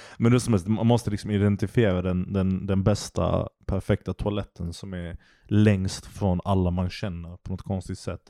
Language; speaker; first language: Swedish; early bilingual, other home language; Turkish